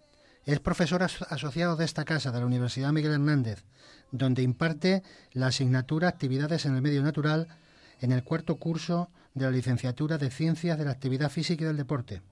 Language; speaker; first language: Spanish; native; Spanish